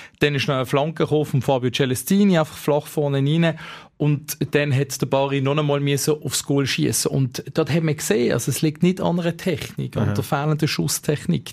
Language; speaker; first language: German; native; German